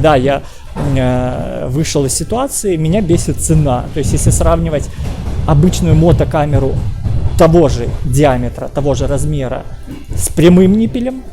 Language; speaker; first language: Russian; native; Russian